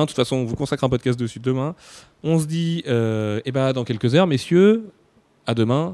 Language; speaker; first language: French; native; French